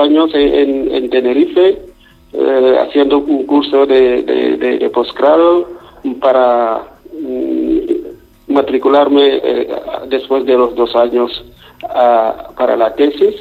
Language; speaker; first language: Spanish; non-native, fluent; Wolof